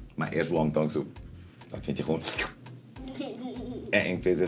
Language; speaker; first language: Dutch; native; Dutch